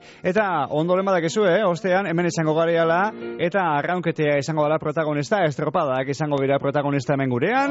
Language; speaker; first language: Basque; native; Basque